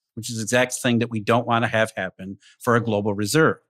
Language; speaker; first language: English; native; English